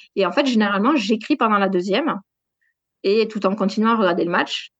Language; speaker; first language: French; native; French